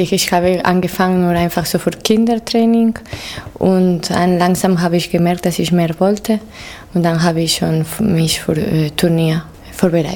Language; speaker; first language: German; non-native, fluent; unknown